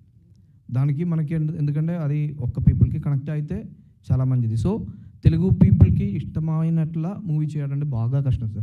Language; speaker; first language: Telugu; non-native, local second language; Malayalam